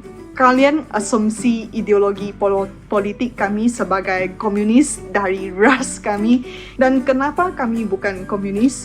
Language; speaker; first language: Indonesian; non-native, fluent; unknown